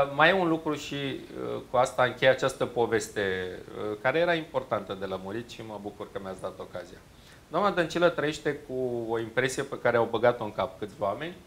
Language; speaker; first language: Romanian; native; Romanian